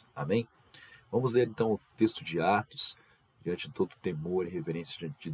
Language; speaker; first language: Portuguese; native; Portuguese